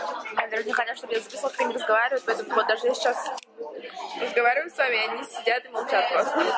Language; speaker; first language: Russian; native; Russian